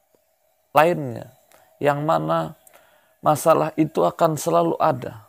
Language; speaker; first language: Indonesian; native; Indonesian